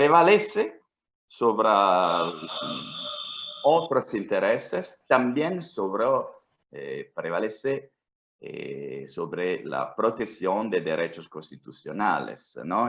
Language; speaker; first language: Spanish; non-native, fluent; Italian